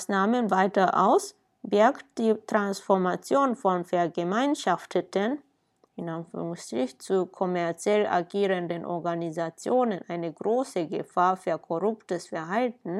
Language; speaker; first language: German; non-native, fluent; Japanese